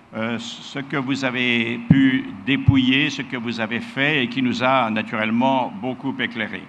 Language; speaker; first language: French; native; French